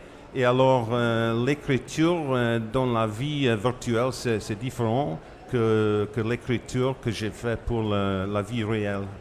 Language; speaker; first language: French; non-native, fluent; English